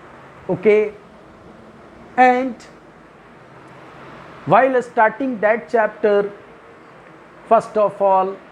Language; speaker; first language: English; non-native, local second language; Hindi